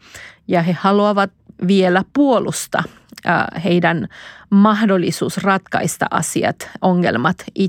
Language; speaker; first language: Finnish; non-native, fluent; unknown